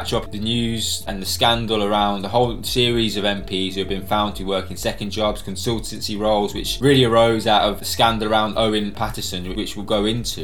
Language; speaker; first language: English; native; English